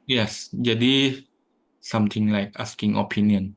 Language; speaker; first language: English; non-native, fluent; Indonesian